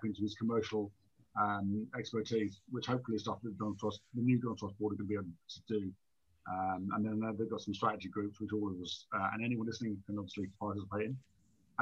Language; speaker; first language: English; native; English